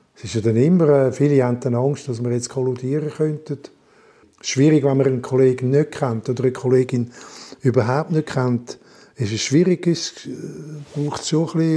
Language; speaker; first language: German; non-native, local second language; French